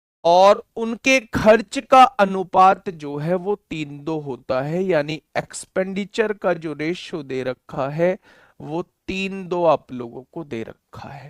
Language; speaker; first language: Hindi; native; Hindi